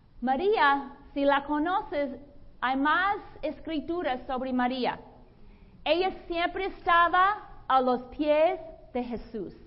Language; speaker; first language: Spanish; non-native, fluent; English